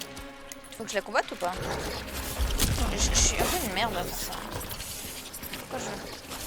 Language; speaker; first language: French; native; French